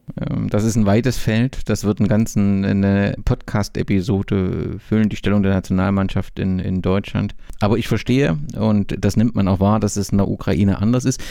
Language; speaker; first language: German; native; German